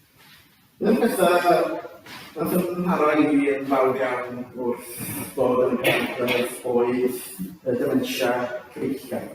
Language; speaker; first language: Welsh; native; Welsh